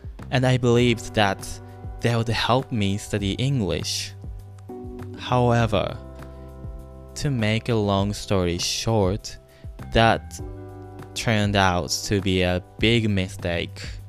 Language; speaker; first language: English; non-native, fluent; Japanese